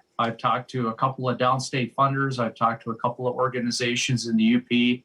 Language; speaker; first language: English; native; English